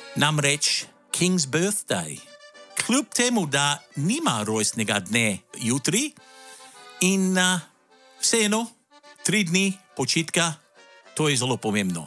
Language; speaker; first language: Slovenian; early bilingual, heritage; Slovenian